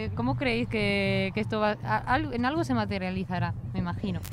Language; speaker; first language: Spanish; native; Spanish